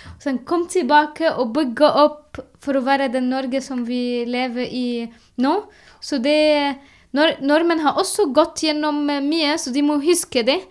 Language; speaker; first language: Norwegian; non-native, learner; Arabic